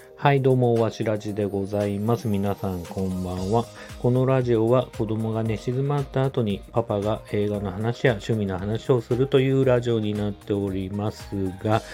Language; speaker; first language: Japanese; native; Japanese